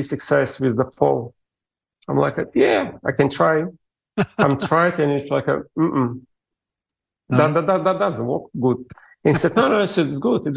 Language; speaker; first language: English; non-native, fluent; Russian